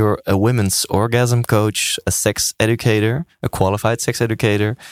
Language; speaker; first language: English; non-native, fluent; Dutch